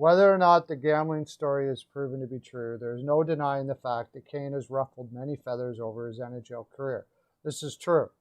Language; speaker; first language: English; native; English